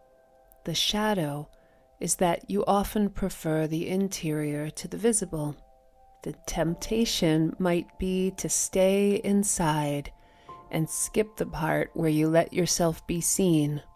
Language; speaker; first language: English; native; English